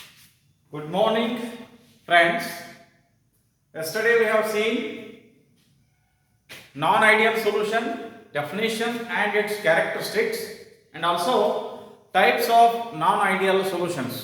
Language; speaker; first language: English; non-native, local second language; Kannada